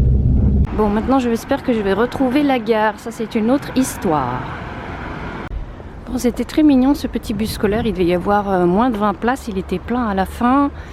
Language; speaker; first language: French; native; French